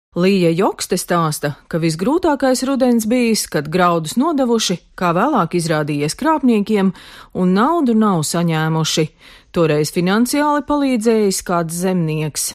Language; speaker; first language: Latvian; native; Latvian